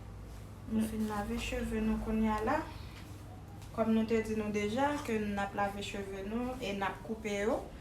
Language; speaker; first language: French; non-native, local second language; Haitian Creole